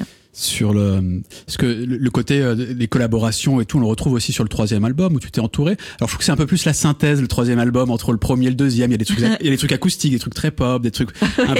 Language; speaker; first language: French; native; French